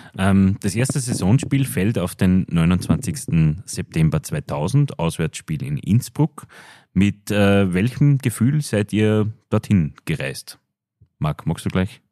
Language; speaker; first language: German; native; German